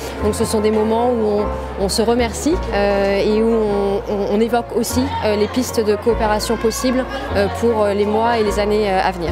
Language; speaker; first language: French; native; French